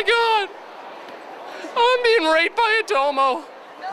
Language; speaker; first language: English; native; English